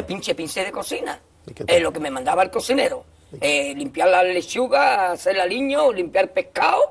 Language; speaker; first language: Spanish; native; Spanish